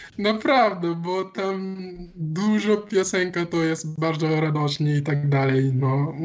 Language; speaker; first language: Polish; non-native, learner; Wolof